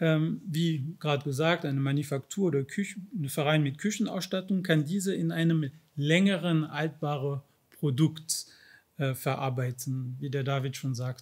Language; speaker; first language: German; non-native, fluent; French